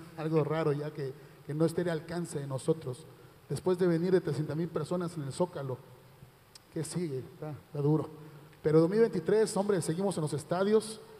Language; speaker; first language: Spanish; native; Spanish